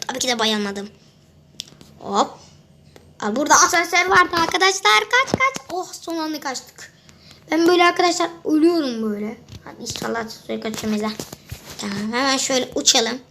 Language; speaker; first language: Turkish; native; Turkish